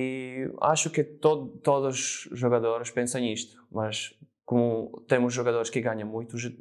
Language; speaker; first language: Portuguese; non-native, fluent; Slovak